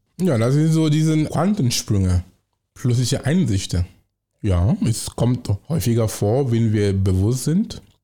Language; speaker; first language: German; non-native, fluent; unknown